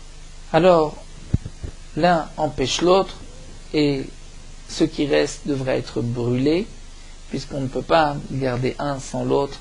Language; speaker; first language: French; native; French